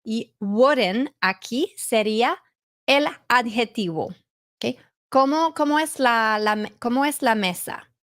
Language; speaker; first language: Spanish; non-native, learner; English